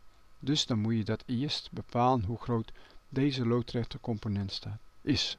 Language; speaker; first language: Dutch; native; Dutch